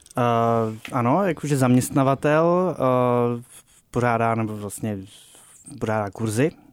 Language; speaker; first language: Czech; native; Czech